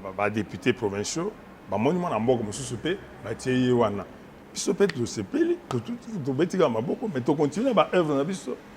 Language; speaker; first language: Lingala; non-native, local second language; Luba-Lulua